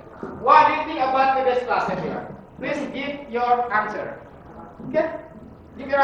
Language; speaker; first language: English; non-native, fluent; Indonesian